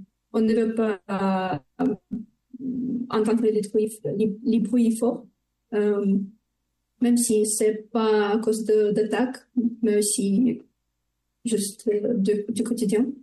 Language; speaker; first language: French; non-native, fluent; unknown